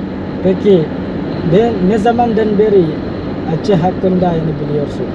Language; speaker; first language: Turkish; non-native, learner; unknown